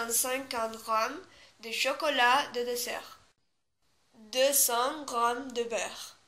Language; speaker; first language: French; non-native, learner; Spanish